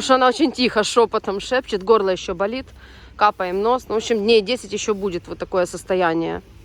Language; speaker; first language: Russian; native; Russian